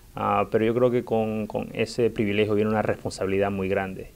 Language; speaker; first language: Spanish; early bilingual, heritage; Spanish